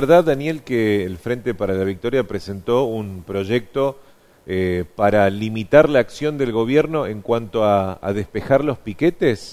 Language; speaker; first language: Spanish; native; Spanish